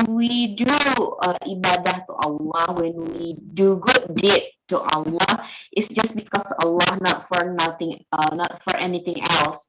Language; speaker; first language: English; non-native, learner; Indonesian